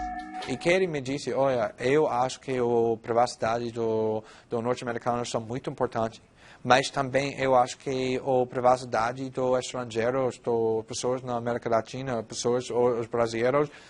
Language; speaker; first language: Portuguese; non-native, fluent; English